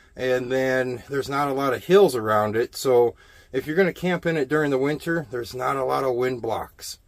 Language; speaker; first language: English; native; English